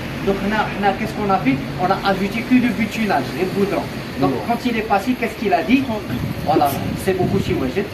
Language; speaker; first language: French; non-native, local second language; Arabic